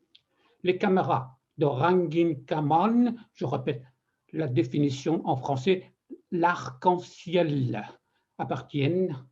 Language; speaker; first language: French; non-native, fluent; Persian